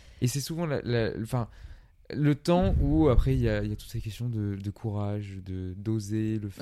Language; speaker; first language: French; native; French